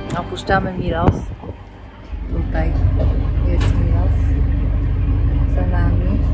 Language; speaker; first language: Polish; native; Polish